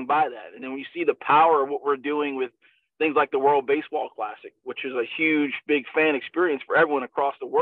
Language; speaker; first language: English; native; English